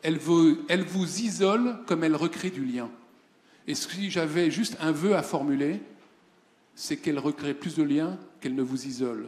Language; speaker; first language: French; native; French